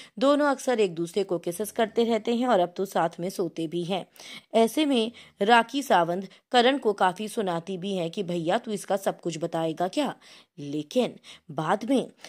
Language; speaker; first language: Hindi; native; Hindi